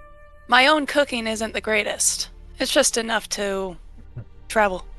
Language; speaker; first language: English; native; English